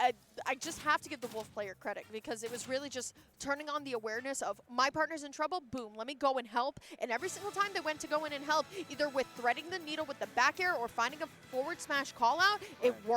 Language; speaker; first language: English; native; English